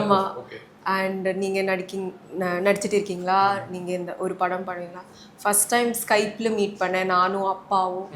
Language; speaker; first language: Tamil; early bilingual, heritage; Tamil